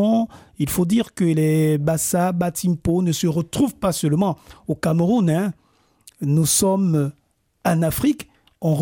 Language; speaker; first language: French; non-native, local second language; Basaa